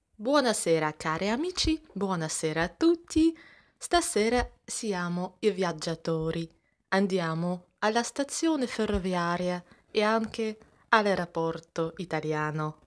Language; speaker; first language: Italian; non-native, fluent; Russian